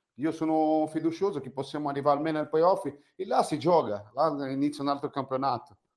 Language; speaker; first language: Italian; non-native, fluent; Portuguese